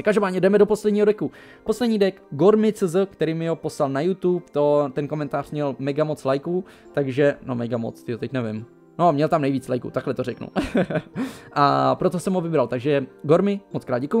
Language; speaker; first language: Czech; native; Czech